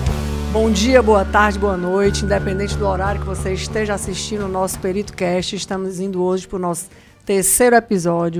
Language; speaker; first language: Portuguese; native; Portuguese